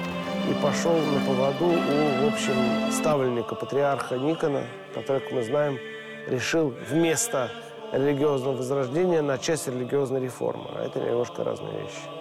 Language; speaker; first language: Russian; native; Russian